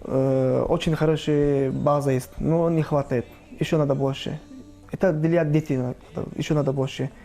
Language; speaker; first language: Russian; non-native, learner; Turkish